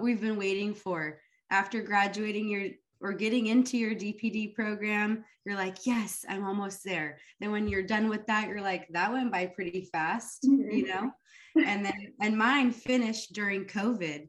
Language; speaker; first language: English; early bilingual, other home language; Arabic